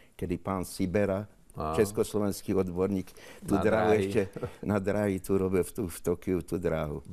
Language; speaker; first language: Slovak; native; Slovak